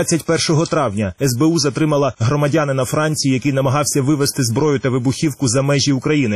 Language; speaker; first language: Ukrainian; native; Ukrainian